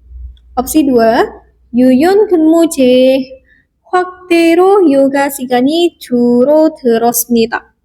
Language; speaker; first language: Korean; non-native, fluent; Indonesian